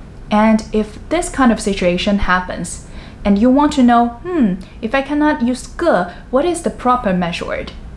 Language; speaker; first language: English; non-native, fluent; Chinese